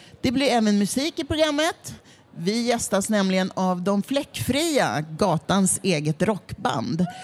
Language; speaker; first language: Swedish; native; Swedish